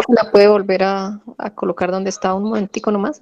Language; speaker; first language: Spanish; native; Spanish